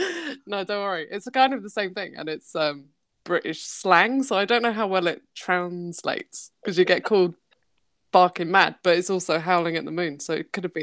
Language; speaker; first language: English; native; English